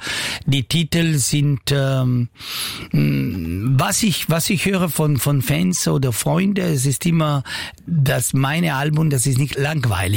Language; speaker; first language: German; non-native, fluent; Italian